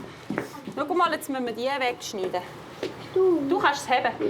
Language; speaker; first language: German; native; German